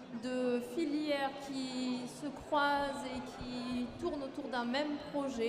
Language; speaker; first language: French; native; French